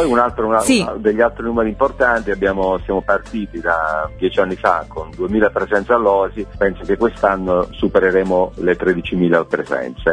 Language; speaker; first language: Italian; native; Italian